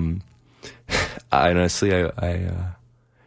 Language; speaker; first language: English; non-native, fluent; Persian